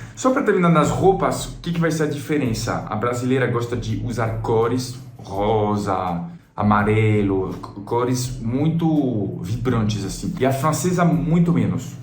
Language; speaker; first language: Portuguese; non-native, fluent; French